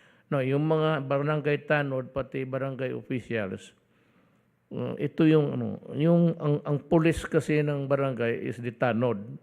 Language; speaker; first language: Filipino; non-native, local second language; Cebuano